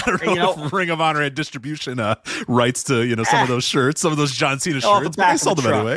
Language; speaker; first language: English; native; English